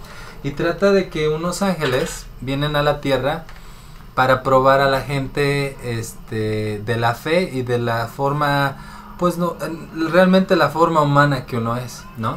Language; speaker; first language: Spanish; native; Spanish